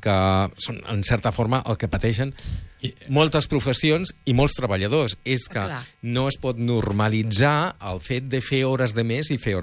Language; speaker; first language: Catalan; native; Catalan